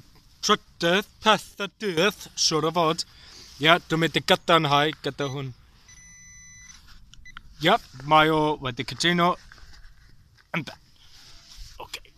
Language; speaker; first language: Welsh; non-native, local second language; English